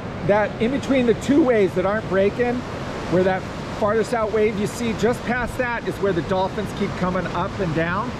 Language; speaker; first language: English; native; English